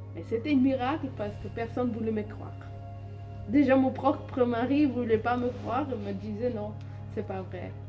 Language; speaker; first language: French; non-native, learner; Hindi